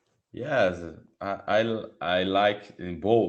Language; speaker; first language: English; non-native, learner; Portuguese